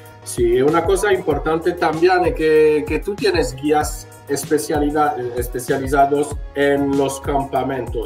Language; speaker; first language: Spanish; non-native, fluent; French